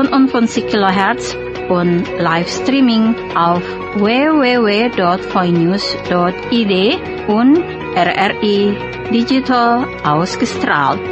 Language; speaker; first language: German; non-native, fluent; Indonesian